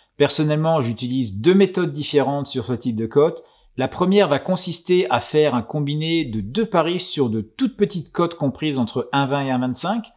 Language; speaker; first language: French; native; French